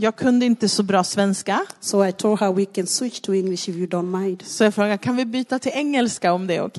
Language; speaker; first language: Swedish; non-native, fluent; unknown